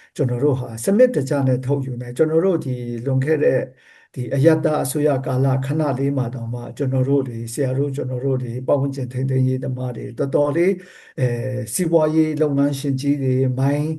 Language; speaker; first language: Burmese; non-native, local second language; Kachin